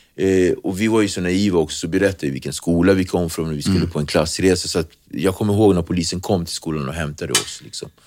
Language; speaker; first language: Swedish; early bilingual, other home language; Kabuverdianu